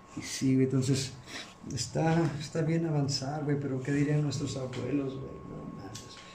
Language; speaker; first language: Spanish; early bilingual, heritage; Spanish